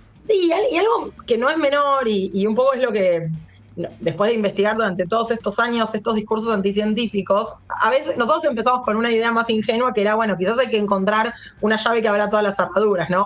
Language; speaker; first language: Spanish; native; Spanish